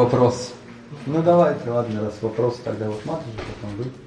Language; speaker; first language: Russian; native; Russian